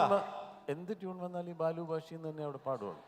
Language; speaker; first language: Malayalam; native; Malayalam